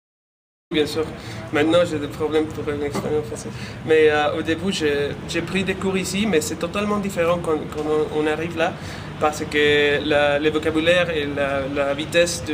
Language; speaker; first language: French; non-native, learner; Spanish